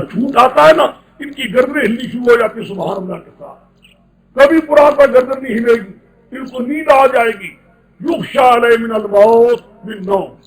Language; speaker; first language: Urdu; non-native, local second language; Pashto